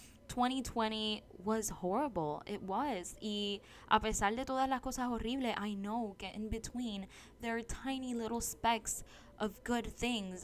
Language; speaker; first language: English; non-native, local second language; Spanish